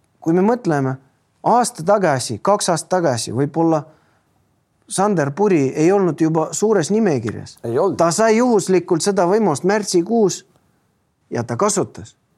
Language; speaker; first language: Estonian; non-native, local second language; Russian